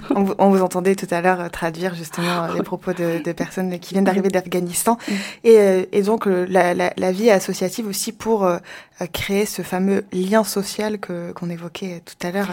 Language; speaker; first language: French; native; French